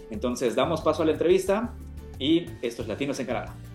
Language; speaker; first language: Spanish; native; Spanish